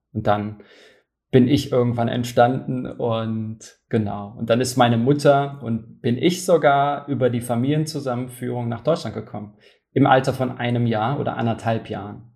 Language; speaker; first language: German; early bilingual, other home language; Turkish